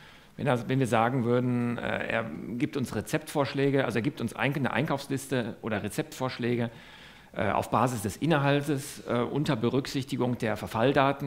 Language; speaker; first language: German; native; German